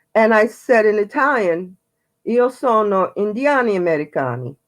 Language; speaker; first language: Italian; non-native, learner; English